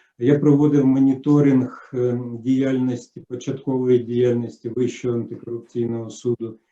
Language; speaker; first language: Ukrainian; native; Ukrainian